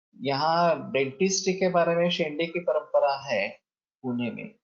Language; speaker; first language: Hindi; non-native, local second language; Marathi